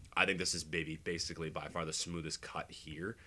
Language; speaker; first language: English; native; English